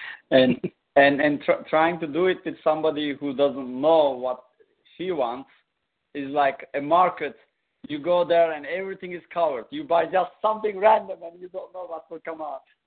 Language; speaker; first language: English; non-native, fluent; Turkish